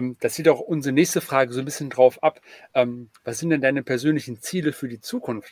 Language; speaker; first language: German; native; German